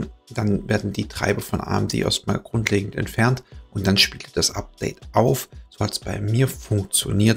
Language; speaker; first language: German; native; German